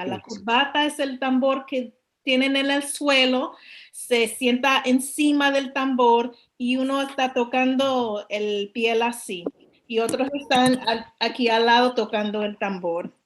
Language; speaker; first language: Spanish; non-native, learner; English